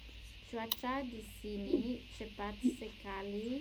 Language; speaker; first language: Indonesian; non-native, learner; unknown